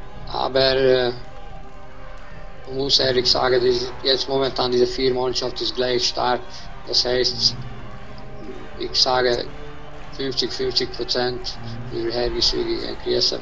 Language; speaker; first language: German; non-native, learner; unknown